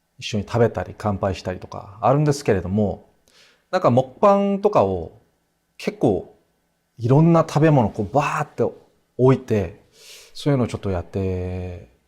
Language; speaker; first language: Japanese; non-native, fluent; Korean